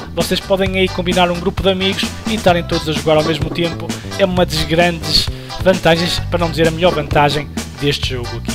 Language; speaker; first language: Portuguese; native; Portuguese